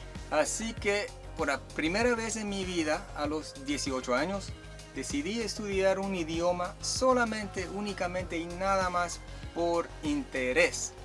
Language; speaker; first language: Spanish; non-native, fluent; Chinese